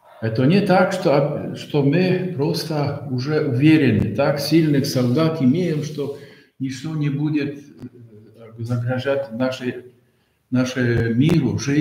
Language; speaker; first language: Russian; non-native, fluent; Polish